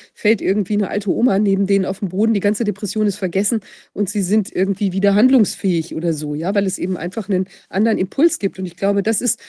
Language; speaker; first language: German; native; German